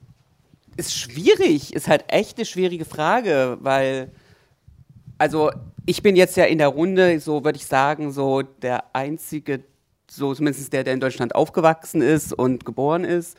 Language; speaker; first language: German; native; German